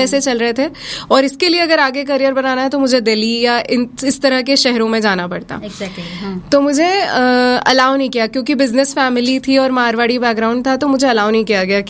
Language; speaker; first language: Hindi; native; Hindi